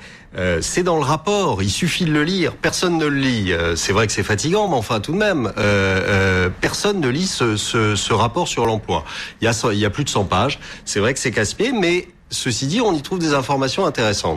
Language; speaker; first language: French; native; French